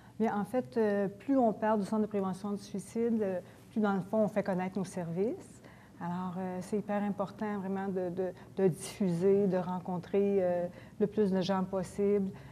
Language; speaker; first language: French; native; French